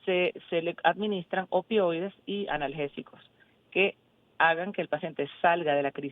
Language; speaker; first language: Spanish; native; Spanish